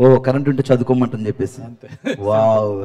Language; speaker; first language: Telugu; native; Telugu